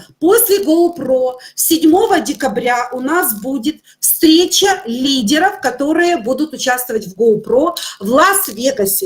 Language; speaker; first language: Russian; native; Russian